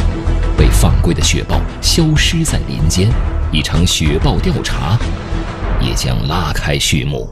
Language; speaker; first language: Chinese; native; Chinese